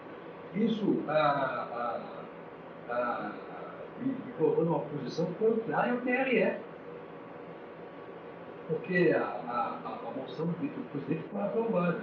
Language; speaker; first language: Portuguese; native; Portuguese